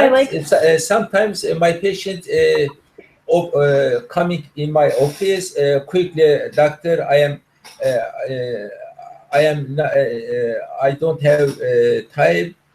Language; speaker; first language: English; non-native, learner; Turkish